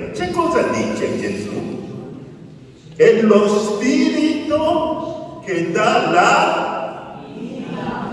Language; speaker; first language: Italian; non-native, fluent; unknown